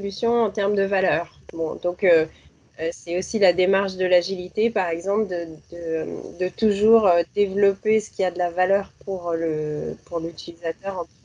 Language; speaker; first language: French; native; French